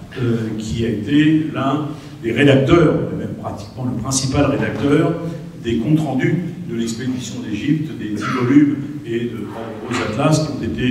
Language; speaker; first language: French; native; French